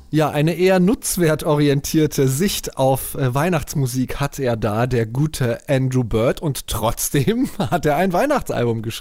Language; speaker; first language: German; native; German